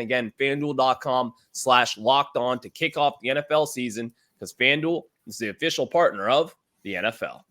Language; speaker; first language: English; native; English